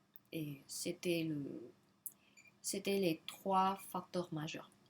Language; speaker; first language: French; non-native, learner; Thai